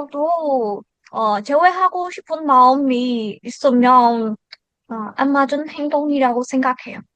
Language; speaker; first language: Korean; non-native, learner; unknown